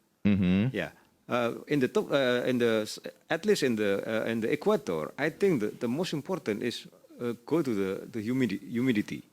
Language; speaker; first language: English; non-native, learner; Indonesian